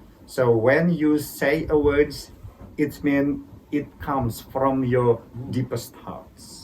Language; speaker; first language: English; non-native, fluent; Indonesian